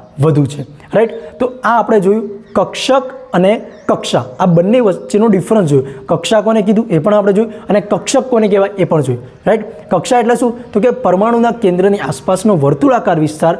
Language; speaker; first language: Gujarati; native; Gujarati